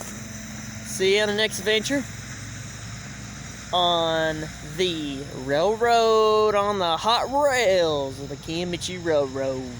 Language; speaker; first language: English; native; English